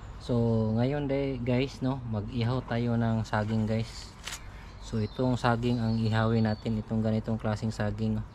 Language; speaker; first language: Filipino; non-native, local second language; Cebuano